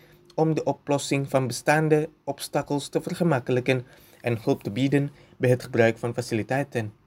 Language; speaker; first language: Dutch; non-native, fluent; Indonesian